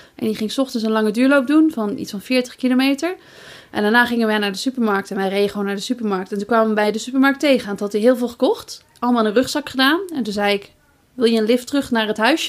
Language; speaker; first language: Dutch; native; Dutch